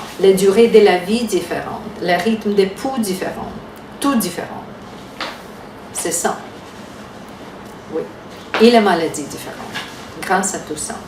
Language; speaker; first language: French; non-native, fluent; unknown